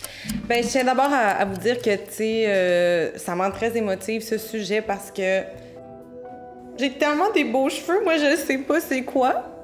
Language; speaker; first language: French; native; French